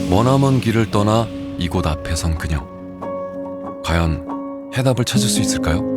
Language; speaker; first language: Korean; native; Korean